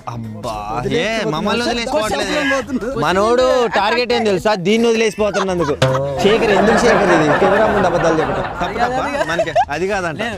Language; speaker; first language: Telugu; native; Telugu